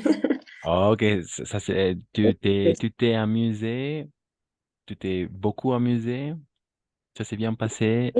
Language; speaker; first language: French; non-native, fluent; Spanish